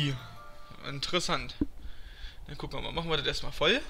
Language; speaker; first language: German; native; German